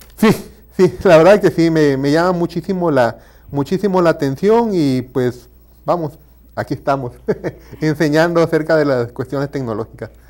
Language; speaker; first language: Spanish; native; Spanish